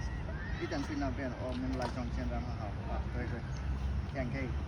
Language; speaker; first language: Chinese; non-native, learner; Bangla